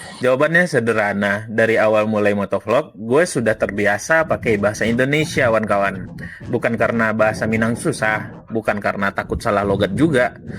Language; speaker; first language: Indonesian; non-native, local second language; Minangkabau